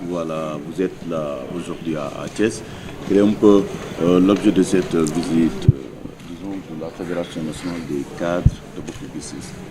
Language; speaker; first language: French; non-native, local second language; Wolof